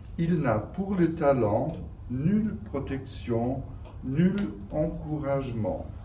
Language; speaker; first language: French; non-native, fluent; Portuguese